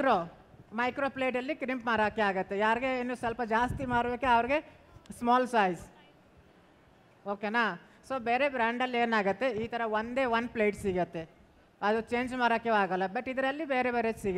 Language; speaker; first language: Kannada; non-native, local second language; Hindi